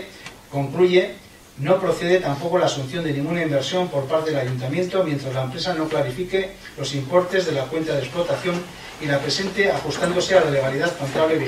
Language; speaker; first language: Spanish; native; Spanish